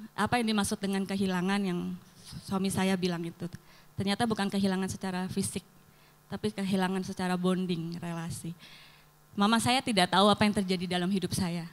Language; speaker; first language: Indonesian; native; Indonesian